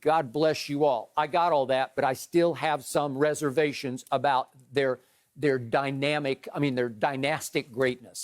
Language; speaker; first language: English; native; English